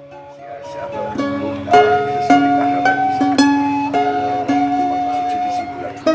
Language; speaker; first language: French; non-native, learner; Burmese